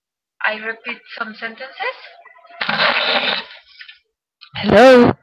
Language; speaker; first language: English; non-native, learner; Spanish